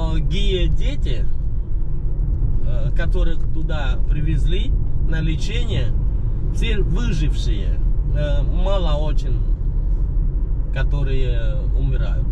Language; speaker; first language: Russian; non-native, fluent; Khmer